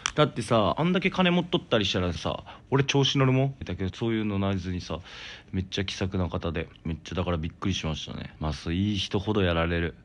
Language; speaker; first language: Japanese; native; Japanese